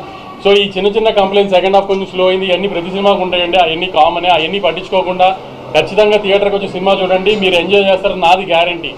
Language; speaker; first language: Telugu; native; Telugu